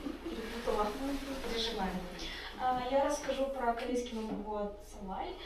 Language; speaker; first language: Russian; native; Russian